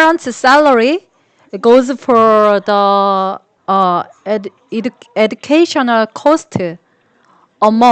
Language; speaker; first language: English; non-native, learner; Korean